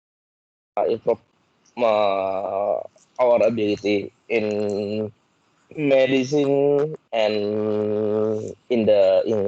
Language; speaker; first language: English; non-native, learner; Indonesian